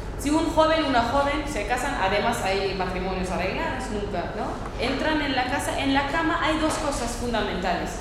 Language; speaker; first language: Spanish; non-native, learner; Kurdish